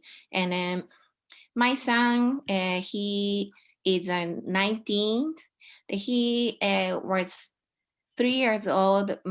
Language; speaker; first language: English; non-native, learner; Japanese